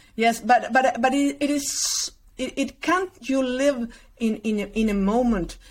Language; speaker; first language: English; non-native, learner; Spanish